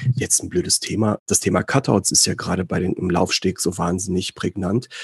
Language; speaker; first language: German; early bilingual, other home language; Greek